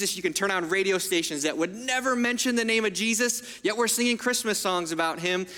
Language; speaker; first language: English; early bilingual, other home language; Italian